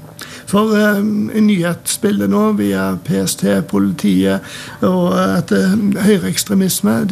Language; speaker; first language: Norwegian; native; Norwegian